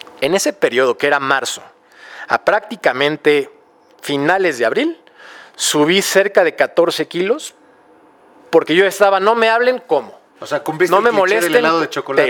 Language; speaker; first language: Spanish; native; Spanish